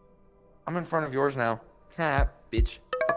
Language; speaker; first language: English; native; English